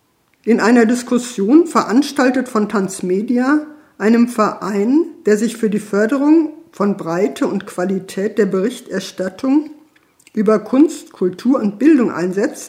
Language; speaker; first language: German; native; German